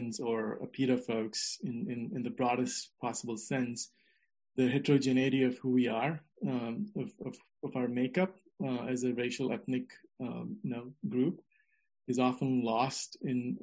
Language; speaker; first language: English; non-native, local second language; Telugu